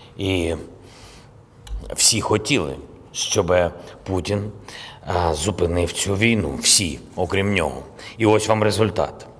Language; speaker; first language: Ukrainian; non-native, local second language; Russian